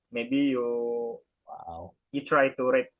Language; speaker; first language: English; non-native, learner; Indonesian